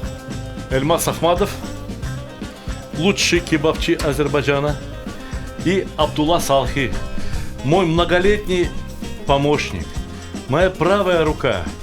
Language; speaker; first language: Russian; native; Russian